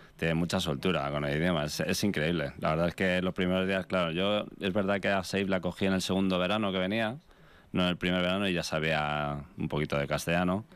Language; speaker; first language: Spanish; native; Spanish